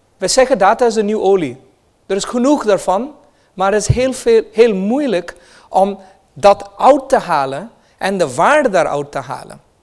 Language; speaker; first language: Dutch; non-native, fluent; Hindi